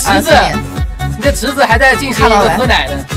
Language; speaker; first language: Chinese; native; Chinese